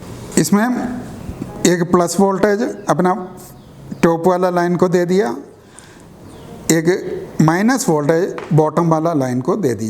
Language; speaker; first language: Hindi; native; Hindi